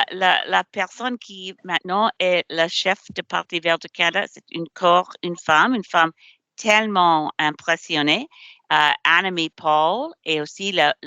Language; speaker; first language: French; non-native, learner; English